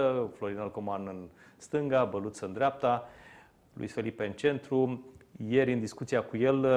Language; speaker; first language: Romanian; native; Romanian